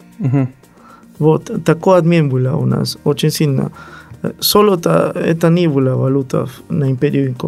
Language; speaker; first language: Russian; non-native, learner; Spanish